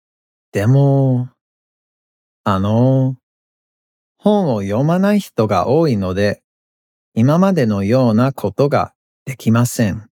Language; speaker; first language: Japanese; non-native, fluent; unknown